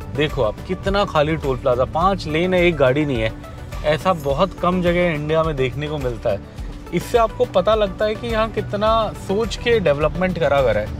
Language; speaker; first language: Hindi; non-native, local second language; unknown